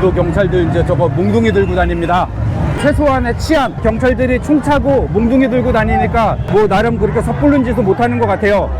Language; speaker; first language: Korean; native; Korean